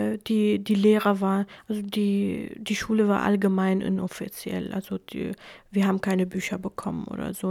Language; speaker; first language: German; non-native, fluent; Kurdish